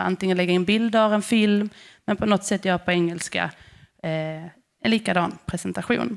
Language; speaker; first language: Swedish; native; Swedish